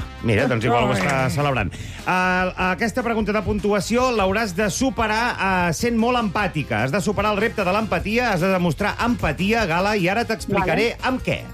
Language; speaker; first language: Catalan; native; Catalan